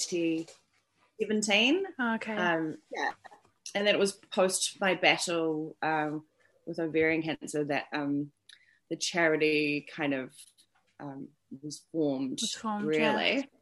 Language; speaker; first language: English; native; English